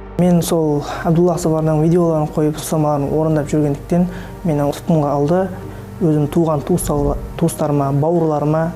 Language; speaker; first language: Kazakh; non-native, local second language; Uzbek